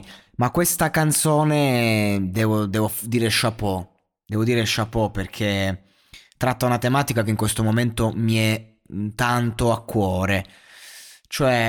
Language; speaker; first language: Italian; native; Italian